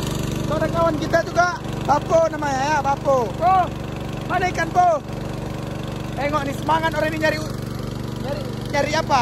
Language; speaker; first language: Indonesian; native; Indonesian